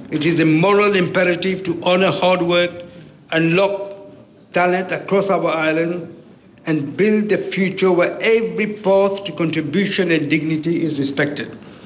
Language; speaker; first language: English; non-native, local second language; Morisyen